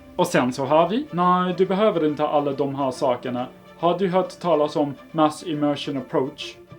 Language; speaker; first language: Swedish; non-native, fluent; English